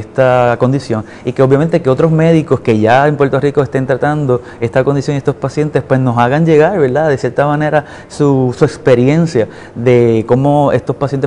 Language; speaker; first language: Spanish; native; Spanish